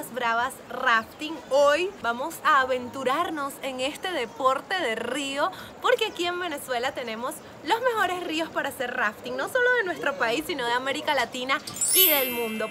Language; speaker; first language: Spanish; native; Spanish